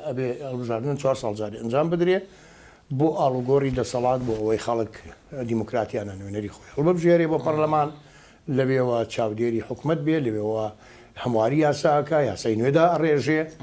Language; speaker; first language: Central Kurdish; native; Central Kurdish